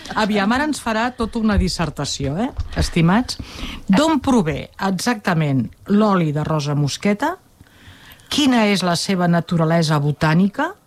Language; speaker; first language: Catalan; native; Catalan